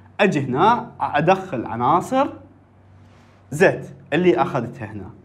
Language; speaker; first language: Arabic; native; Arabic